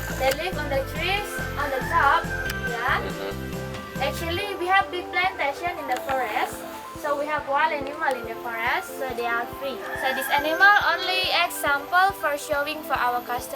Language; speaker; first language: English; non-native, learner; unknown